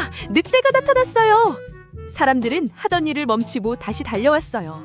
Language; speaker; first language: Korean; native; Korean